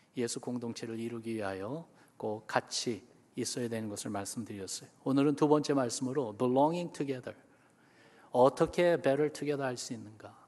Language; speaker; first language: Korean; early bilingual, other home language; English